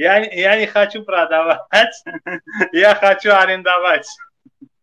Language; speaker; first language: Russian; non-native, fluent; Armenian